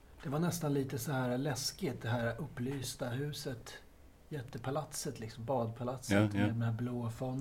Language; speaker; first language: Swedish; native; Swedish